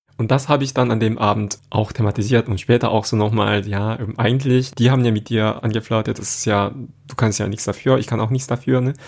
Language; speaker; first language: German; non-native, fluent; Korean